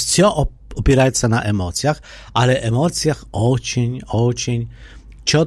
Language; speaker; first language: Polish; non-native, learner; Ukrainian